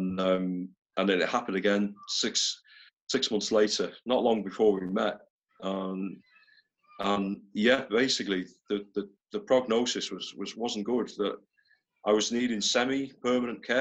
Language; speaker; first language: English; native; English